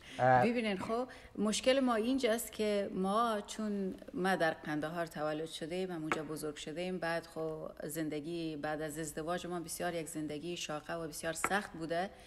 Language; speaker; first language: Persian; non-native, local second language; Pashto